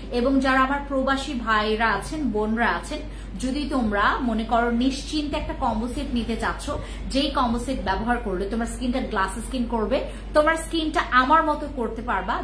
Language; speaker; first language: Bangla; non-native, local second language; Khasi